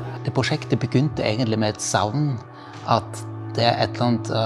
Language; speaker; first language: Norwegian; non-native, fluent; German